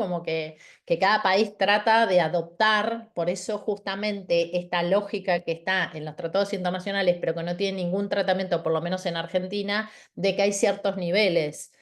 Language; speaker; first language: Spanish; native; Spanish